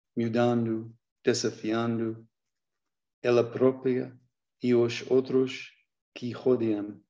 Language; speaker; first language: Portuguese; non-native, learner; English